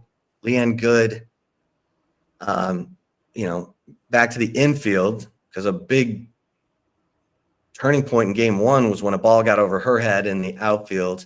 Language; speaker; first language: English; native; English